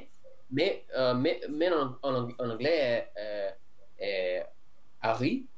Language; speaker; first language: French; non-native, learner; English